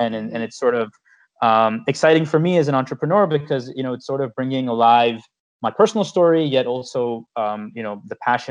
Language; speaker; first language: English; native; English